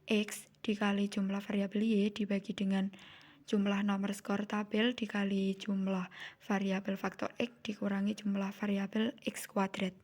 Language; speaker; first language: Indonesian; native; Indonesian